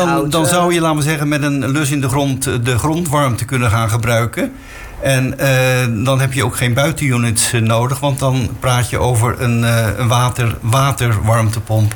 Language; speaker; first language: Dutch; native; Dutch